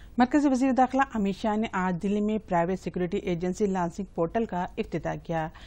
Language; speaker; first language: Urdu; native; Urdu